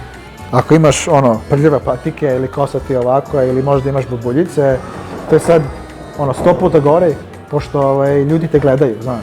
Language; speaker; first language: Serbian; early bilingual, heritage; Serbian